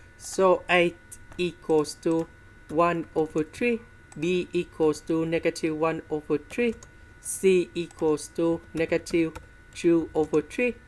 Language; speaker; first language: English; non-native, fluent; Vietnamese